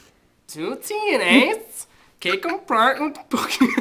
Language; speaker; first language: Spanish; non-native, learner; English